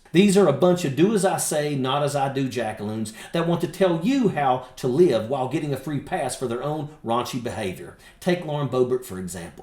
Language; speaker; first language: English; native; English